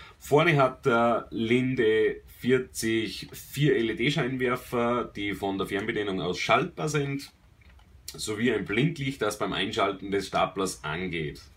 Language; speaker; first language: German; native; German